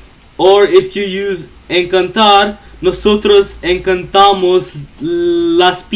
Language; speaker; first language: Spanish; non-native, learner; English